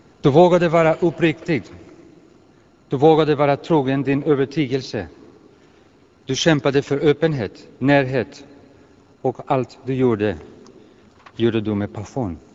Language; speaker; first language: Swedish; non-native, fluent; Greek